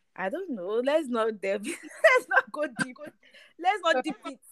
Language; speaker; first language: English; non-native, local second language; Yoruba